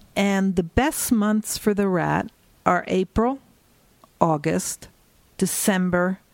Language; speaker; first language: English; native; English